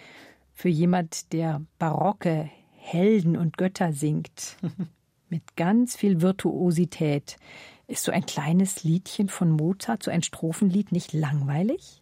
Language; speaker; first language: German; native; German